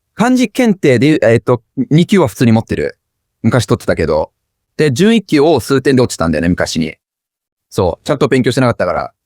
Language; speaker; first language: Japanese; non-native, fluent; English